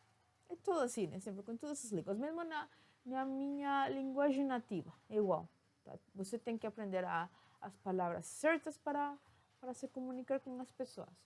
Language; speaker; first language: Portuguese; non-native, fluent; Spanish